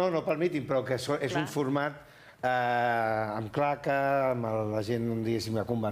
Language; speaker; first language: Catalan; native; Catalan